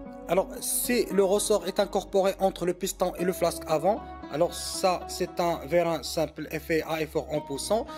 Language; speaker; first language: French; non-native, local second language; Arabic